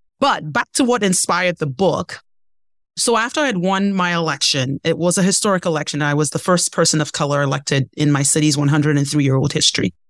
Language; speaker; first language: English; non-native, local second language; Ibibio